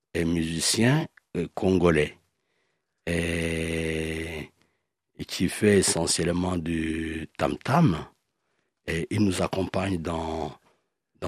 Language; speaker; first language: French; non-native, local second language; Swahili